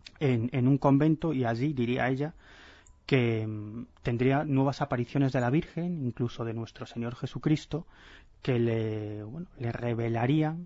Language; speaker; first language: Spanish; native; Spanish